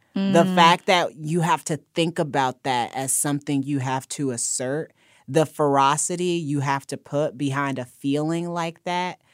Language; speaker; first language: English; native; English